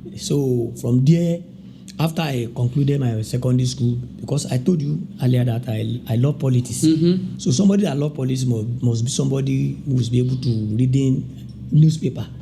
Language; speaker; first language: English; non-native, local second language; Yoruba